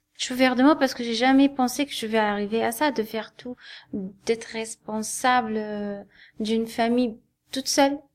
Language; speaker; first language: French; non-native, fluent; Arabic